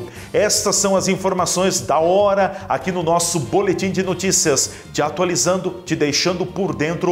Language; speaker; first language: Portuguese; native; Portuguese